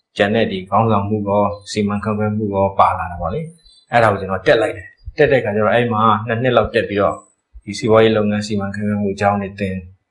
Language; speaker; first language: Burmese; non-native, local second language; Hakha Chin